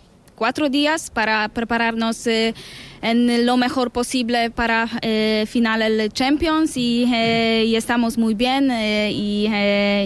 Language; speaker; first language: Spanish; non-native, learner; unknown